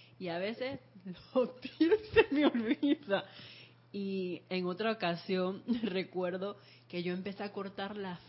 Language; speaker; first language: Spanish; native; Spanish